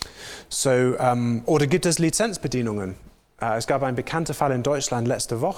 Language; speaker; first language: German; non-native, fluent; English